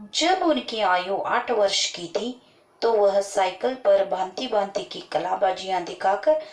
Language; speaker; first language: Hindi; non-native, local second language; Kannada